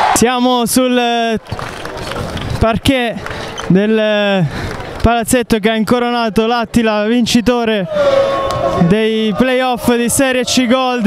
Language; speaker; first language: Italian; native; Italian